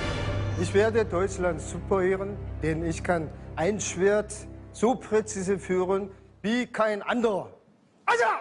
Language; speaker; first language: German; non-native, learner; Korean